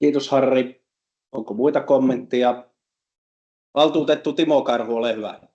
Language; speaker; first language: Finnish; native; Finnish